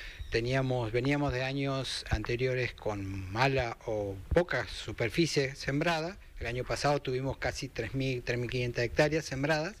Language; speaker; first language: Spanish; native; Spanish